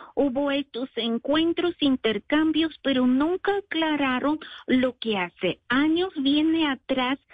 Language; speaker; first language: Spanish; non-native, fluent; Bulgarian